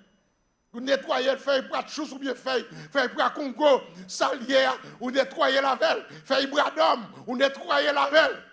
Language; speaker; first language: French; non-native, local second language; Haitian Creole